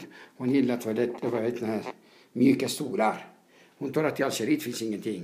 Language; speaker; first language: Swedish; non-native, fluent; Arabic